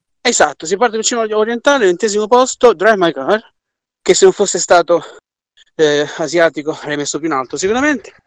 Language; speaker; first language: Italian; native; Italian